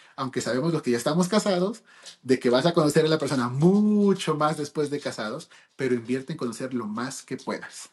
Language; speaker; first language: Spanish; early bilingual, heritage; Spanish